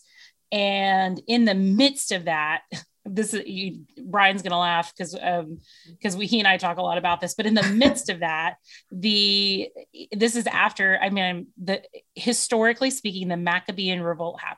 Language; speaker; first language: English; native; English